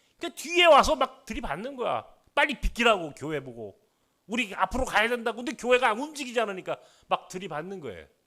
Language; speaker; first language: Korean; native; Korean